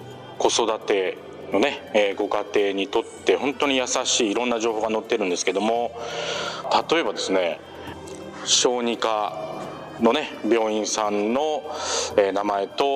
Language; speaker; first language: Japanese; native; Japanese